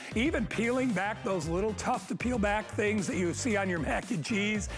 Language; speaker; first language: English; native; English